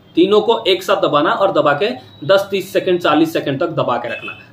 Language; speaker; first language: Hindi; non-native, local second language; Odia